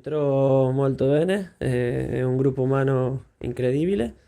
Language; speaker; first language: Italian; non-native, fluent; Spanish